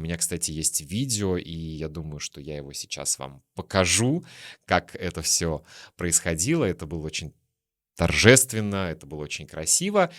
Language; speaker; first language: Russian; native; Russian